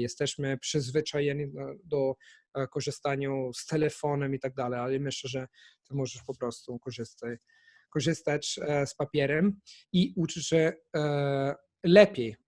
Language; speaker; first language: Polish; non-native, fluent; Italian